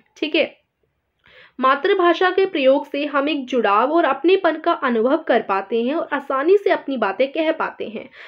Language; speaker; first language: Hindi; native; Hindi